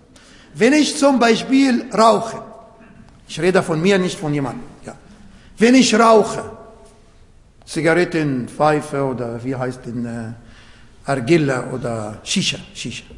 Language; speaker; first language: German; non-native, learner; Arabic